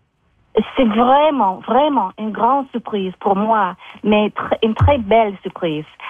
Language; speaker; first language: French; non-native, local second language; English